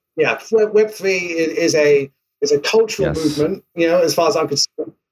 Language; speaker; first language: English; native; English